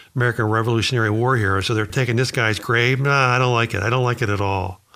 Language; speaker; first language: English; native; English